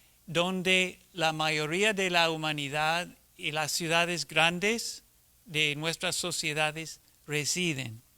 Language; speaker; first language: Spanish; non-native, fluent; English